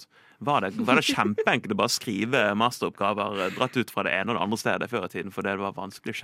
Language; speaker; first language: Norwegian; native; Norwegian